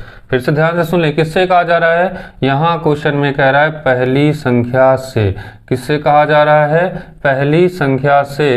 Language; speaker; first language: Hindi; native; Hindi